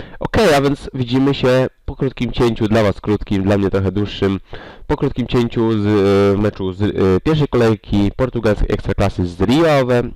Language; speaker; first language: Polish; native; Polish